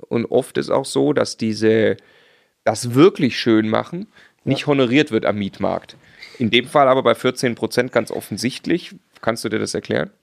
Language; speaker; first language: German; native; German